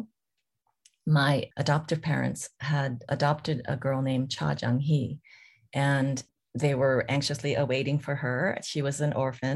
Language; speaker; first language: English; early bilingual, other home language; Korean